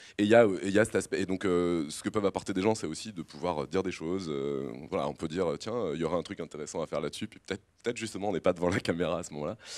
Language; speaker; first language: French; native; French